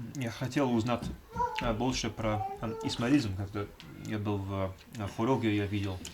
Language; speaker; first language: Russian; non-native, learner; English